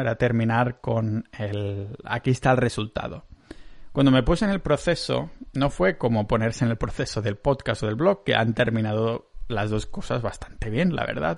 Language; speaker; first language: Spanish; non-native, local second language; Catalan